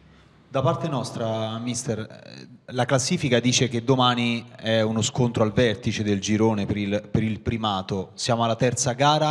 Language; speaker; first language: Italian; native; Italian